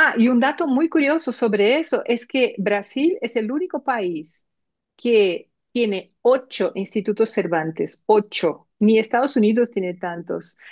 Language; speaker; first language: Spanish; early bilingual, heritage; Spanish